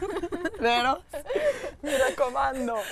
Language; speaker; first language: Italian; non-native, learner; English